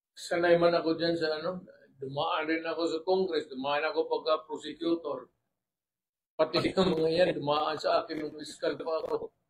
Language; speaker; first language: Filipino; non-native, local second language; Cebuano